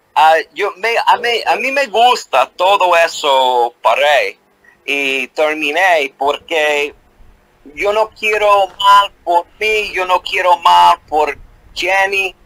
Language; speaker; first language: Spanish; non-native, learner; English